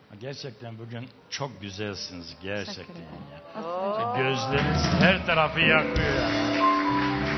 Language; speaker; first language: Turkish; native; Turkish